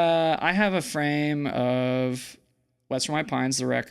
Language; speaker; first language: English; native; English